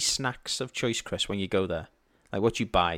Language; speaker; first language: English; native; English